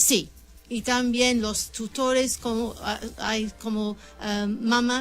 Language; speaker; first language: Spanish; non-native, learner; English